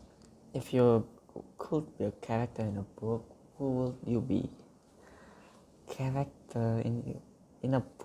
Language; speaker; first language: English; non-native, learner; Indonesian